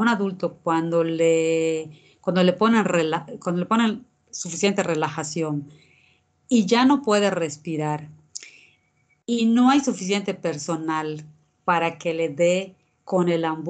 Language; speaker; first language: Spanish; native; Spanish